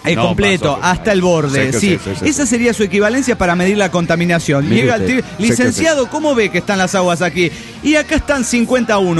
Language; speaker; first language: Spanish; native; Spanish